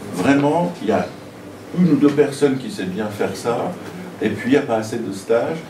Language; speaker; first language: French; non-native, fluent; Persian